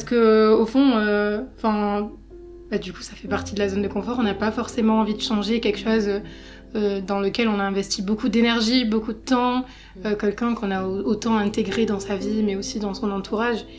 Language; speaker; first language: French; native; French